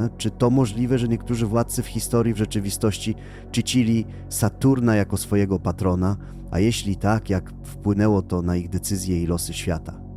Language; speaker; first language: Polish; native; Polish